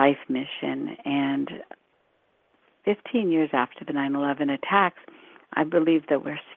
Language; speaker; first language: English; early bilingual, other home language; Urdu